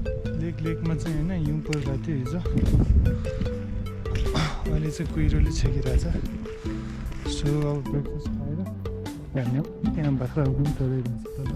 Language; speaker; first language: Nepali; non-native, local second language; Tibetan